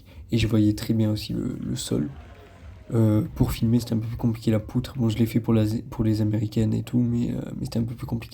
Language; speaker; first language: French; native; French